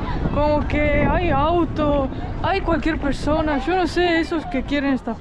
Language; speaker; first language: Spanish; non-native, fluent; Estonian